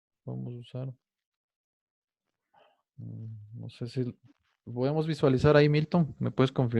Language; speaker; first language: Spanish; native; Spanish